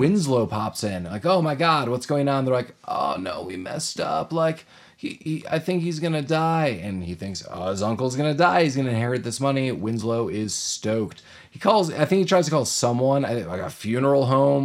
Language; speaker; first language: English; native; English